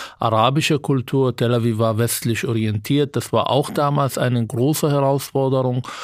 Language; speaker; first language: German; non-native, fluent; Arabic